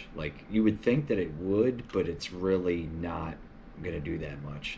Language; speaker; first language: English; native; English